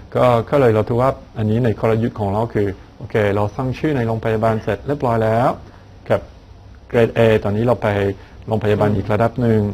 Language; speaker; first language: Thai; non-native, fluent; French